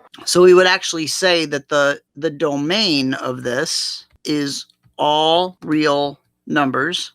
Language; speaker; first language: English; native; English